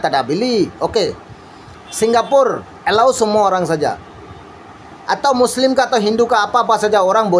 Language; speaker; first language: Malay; non-native, learner; Bangla